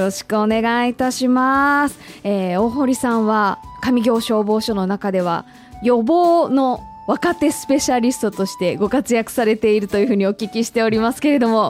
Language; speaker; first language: Japanese; native; Japanese